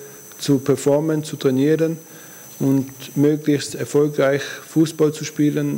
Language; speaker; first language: German; early bilingual, other home language; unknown